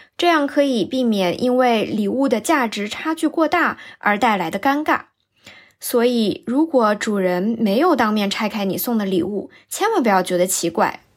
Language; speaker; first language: Chinese; native; Chinese